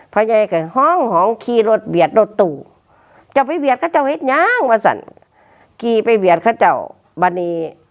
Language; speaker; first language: Thai; native; Thai